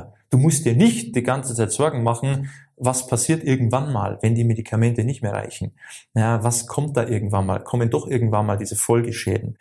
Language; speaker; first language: German; native; German